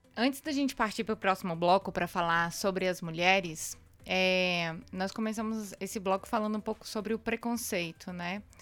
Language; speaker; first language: Portuguese; native; Portuguese